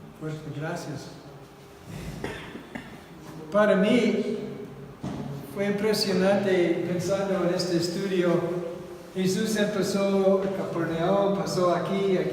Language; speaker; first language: Spanish; non-native, fluent; English